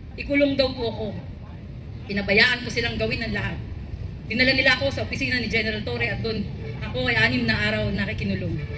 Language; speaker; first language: Filipino; native; Filipino